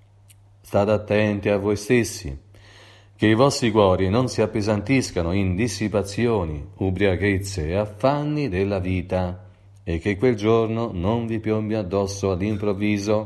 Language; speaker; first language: Italian; native; Italian